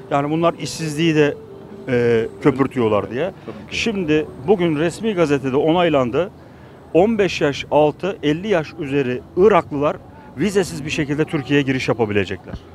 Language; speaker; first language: Turkish; native; Turkish